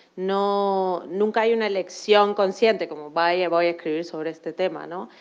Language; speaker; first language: Spanish; native; Spanish